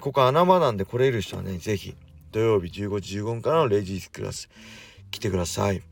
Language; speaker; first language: Japanese; native; Japanese